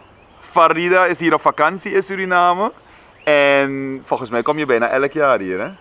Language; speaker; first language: Dutch; native; Dutch